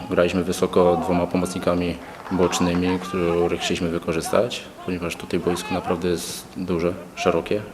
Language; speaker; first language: Polish; native; Polish